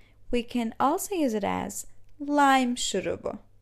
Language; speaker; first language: English; non-native, fluent; Turkish